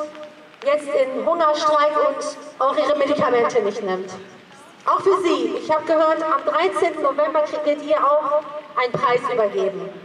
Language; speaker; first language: German; early bilingual, other home language; Persian